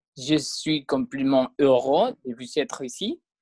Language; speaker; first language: French; non-native, learner; Spanish